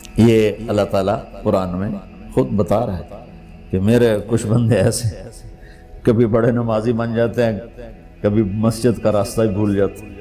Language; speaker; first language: Urdu; non-native, local second language; Punjabi